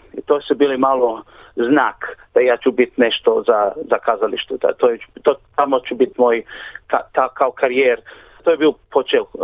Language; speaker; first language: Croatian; early bilingual, heritage; Croatian